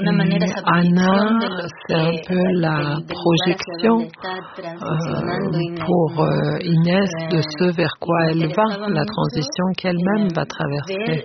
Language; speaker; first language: French; non-native, fluent; Spanish